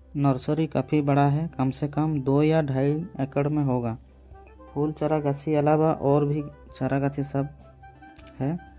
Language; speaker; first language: Hindi; non-native, local second language; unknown